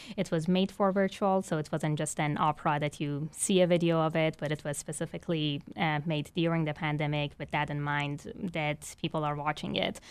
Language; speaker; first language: English; non-native, fluent; Persian